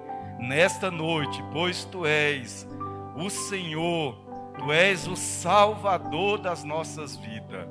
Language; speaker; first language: Portuguese; native; Portuguese